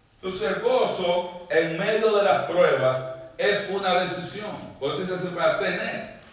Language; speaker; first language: Spanish; native; Spanish